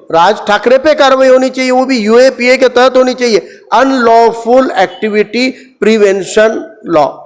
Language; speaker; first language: Hindi; non-native, local second language; Urdu